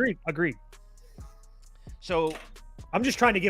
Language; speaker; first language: English; native; English